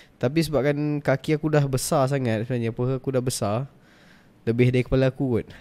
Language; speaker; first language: Malay; native; Malay